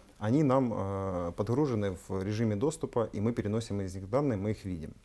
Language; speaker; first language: Russian; native; Russian